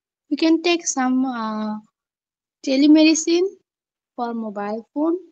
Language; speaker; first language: English; non-native, learner; Bangla